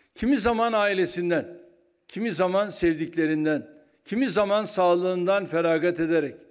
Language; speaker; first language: Turkish; native; Turkish